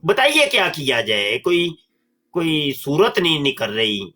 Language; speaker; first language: Urdu; non-native, local second language; Punjabi